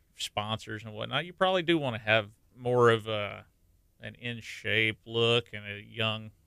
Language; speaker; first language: English; native; English